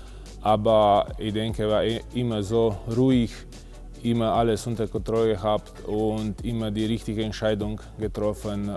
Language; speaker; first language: German; non-native, fluent; Slovenian